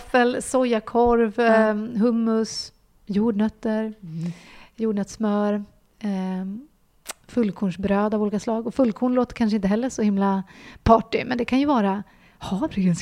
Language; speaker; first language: Swedish; native; Swedish